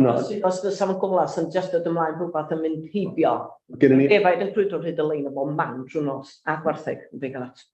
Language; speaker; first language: Welsh; native; Welsh